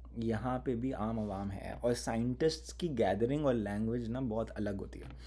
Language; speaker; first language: Urdu; native; Urdu